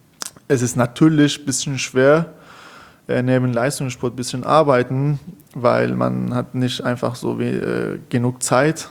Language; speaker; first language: German; non-native, learner; Persian